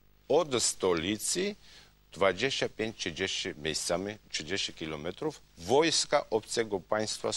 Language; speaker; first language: Polish; non-native, fluent; Georgian